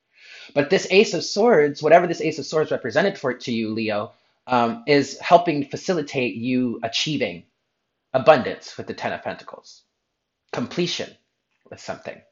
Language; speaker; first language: English; native; English